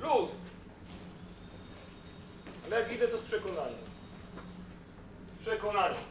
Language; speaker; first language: Polish; native; Polish